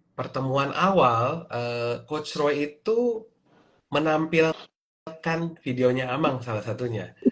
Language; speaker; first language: Indonesian; native; Indonesian